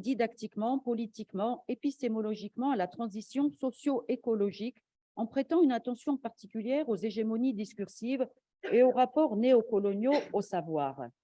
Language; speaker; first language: French; native; French